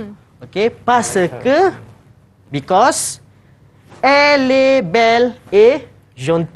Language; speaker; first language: French; non-native, fluent; Malay